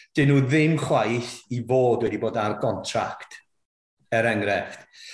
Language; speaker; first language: Welsh; native; Welsh